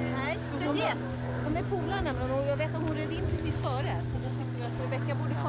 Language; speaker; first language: Swedish; native; Swedish